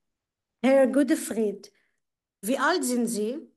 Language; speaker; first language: German; non-native, fluent; Arabic